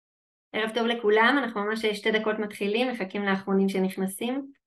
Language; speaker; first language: Hebrew; native; Hebrew